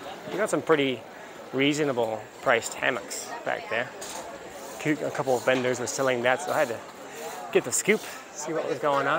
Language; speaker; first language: English; native; English